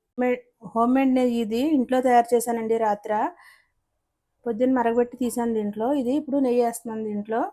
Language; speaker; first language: Telugu; native; Telugu